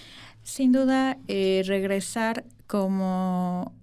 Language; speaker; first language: Spanish; native; Spanish